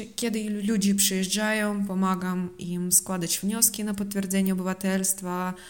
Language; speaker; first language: Polish; non-native, learner; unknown